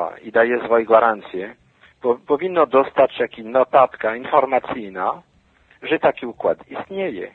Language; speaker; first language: Polish; non-native, fluent; French